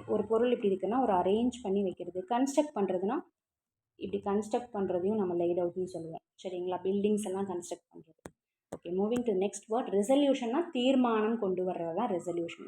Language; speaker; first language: Tamil; native; Tamil